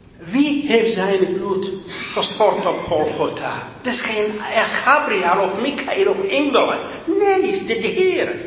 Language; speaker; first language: Dutch; non-native, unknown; Arabic